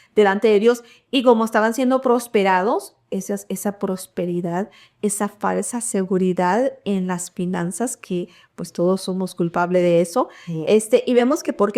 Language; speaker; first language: Spanish; early bilingual, heritage; Spanish